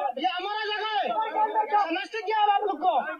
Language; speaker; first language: Hindi; non-native, learner; Bangla